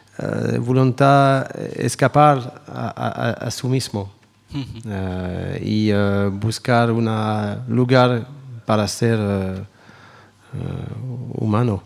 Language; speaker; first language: Spanish; non-native, learner; French